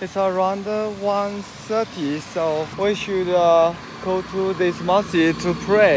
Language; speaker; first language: English; non-native, learner; Chinese